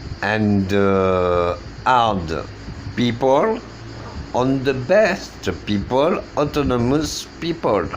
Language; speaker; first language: English; non-native, learner; French